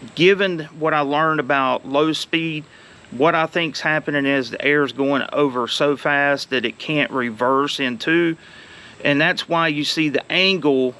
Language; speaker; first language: English; native; English